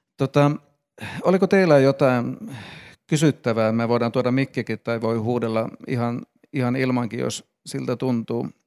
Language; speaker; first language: Finnish; native; Finnish